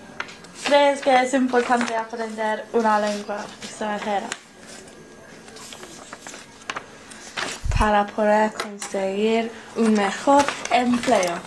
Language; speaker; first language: Spanish; non-native, learner; English